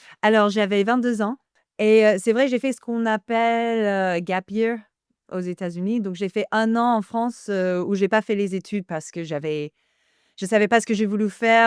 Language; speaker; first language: French; non-native, fluent; English